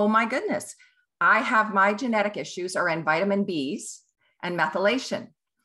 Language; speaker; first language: English; native; English